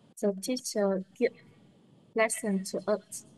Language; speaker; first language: English; non-native, learner; Vietnamese